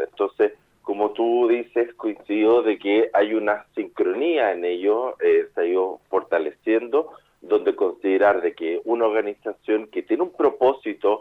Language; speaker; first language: Spanish; native; Spanish